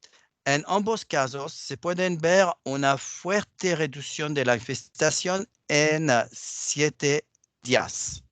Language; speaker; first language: Spanish; non-native, fluent; French